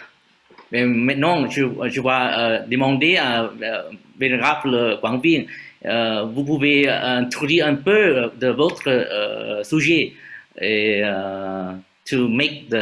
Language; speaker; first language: French; non-native, fluent; Vietnamese